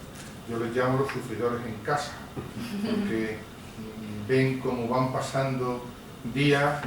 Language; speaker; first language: Spanish; native; Spanish